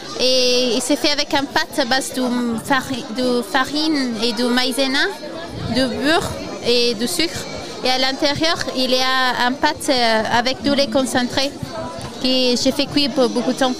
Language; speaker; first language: French; non-native, learner; Spanish